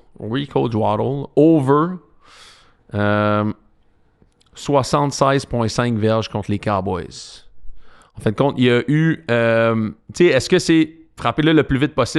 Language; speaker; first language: French; native; French